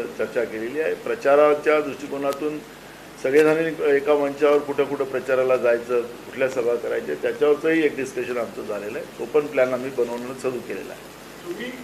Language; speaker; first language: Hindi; non-native, local second language; Marathi